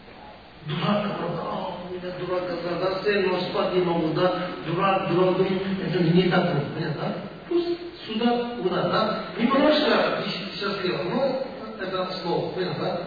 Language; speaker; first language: Russian; non-native, learner; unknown